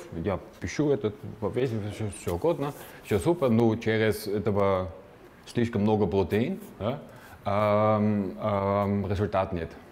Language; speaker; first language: Russian; non-native, fluent; German